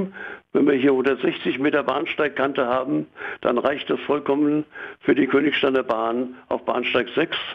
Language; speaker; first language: German; native; German